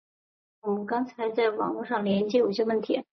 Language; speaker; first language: Chinese; native; Chinese